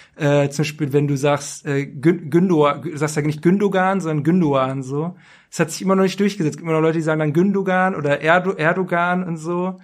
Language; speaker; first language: German; native; German